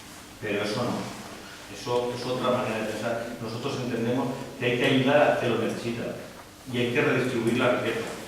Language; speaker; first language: Spanish; native; Spanish